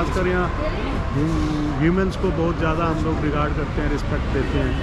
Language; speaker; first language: Hindi; native; Hindi